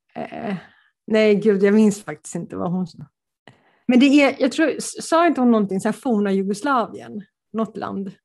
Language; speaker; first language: Swedish; early bilingual, other home language; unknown